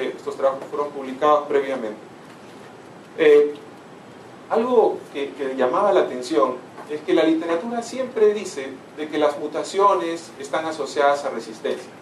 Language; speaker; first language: Spanish; native; Spanish